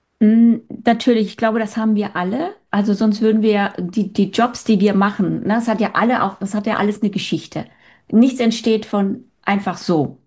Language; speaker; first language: German; early bilingual, other home language; Turkish